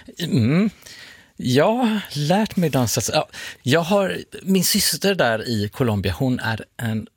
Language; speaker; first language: Swedish; native; Swedish